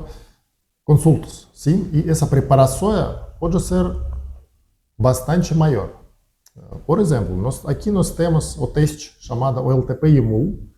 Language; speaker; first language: Portuguese; non-native, learner; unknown